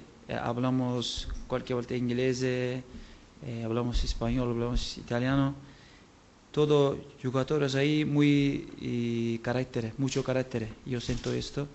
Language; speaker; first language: Spanish; non-native, learner; Turkish